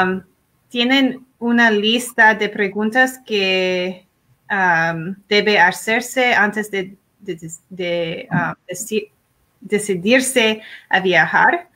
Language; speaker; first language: Spanish; non-native, learner; English